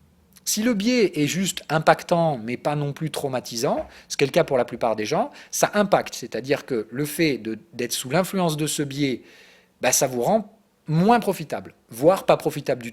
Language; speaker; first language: French; native; French